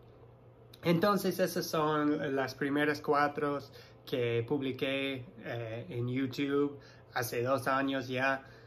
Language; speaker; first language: Spanish; non-native, fluent; English